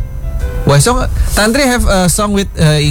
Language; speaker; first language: English; non-native, fluent; Indonesian